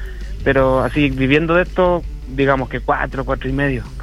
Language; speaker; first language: Spanish; native; Spanish